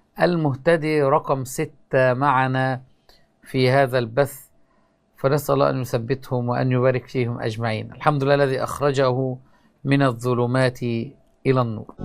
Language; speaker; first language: Arabic; native; Arabic